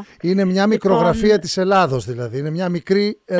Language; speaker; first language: Greek; native; Greek